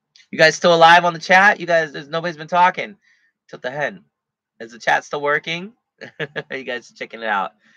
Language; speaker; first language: English; native; English